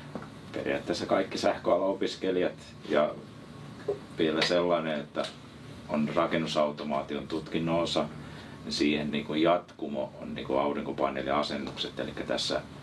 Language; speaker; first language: Finnish; native; Finnish